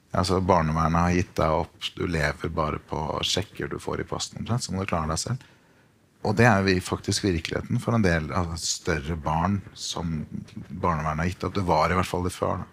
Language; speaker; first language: Norwegian; native; Norwegian